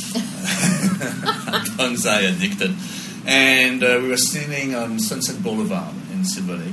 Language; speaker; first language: English; non-native, fluent; French